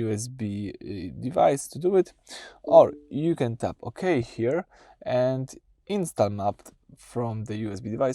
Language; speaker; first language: English; non-native, fluent; Polish